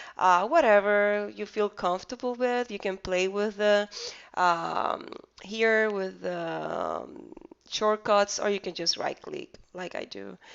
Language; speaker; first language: English; non-native, fluent; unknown